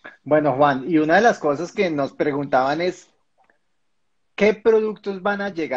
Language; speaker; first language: Spanish; native; Spanish